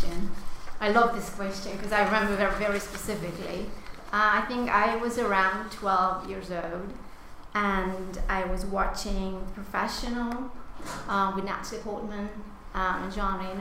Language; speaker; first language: English; non-native, fluent; Hungarian